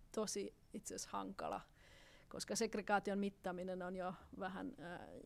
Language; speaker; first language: Finnish; non-native, fluent; German